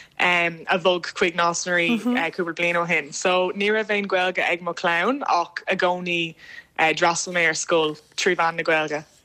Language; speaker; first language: Irish; non-native, local second language; English